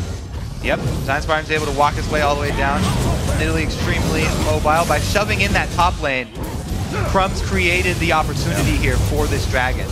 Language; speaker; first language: English; native; English